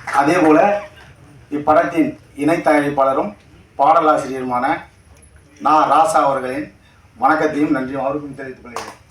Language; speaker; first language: Tamil; native; Tamil